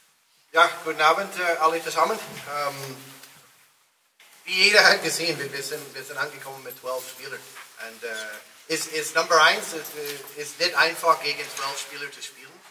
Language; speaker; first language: German; non-native, learner; English